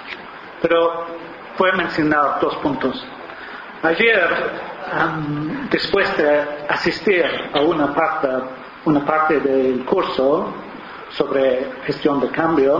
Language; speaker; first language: Spanish; non-native, fluent; English